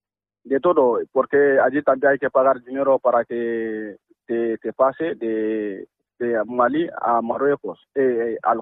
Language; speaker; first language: Spanish; non-native, learner; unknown